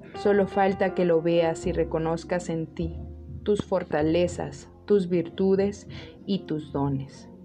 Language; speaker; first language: Spanish; native; Spanish